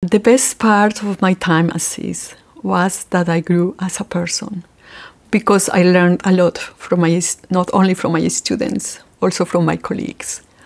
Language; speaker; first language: English; non-native, fluent; Spanish